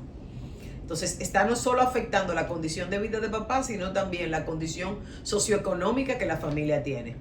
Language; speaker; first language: Spanish; native; Spanish